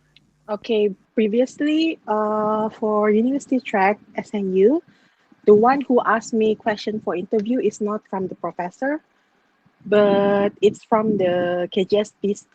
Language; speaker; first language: English; non-native, local second language; Malay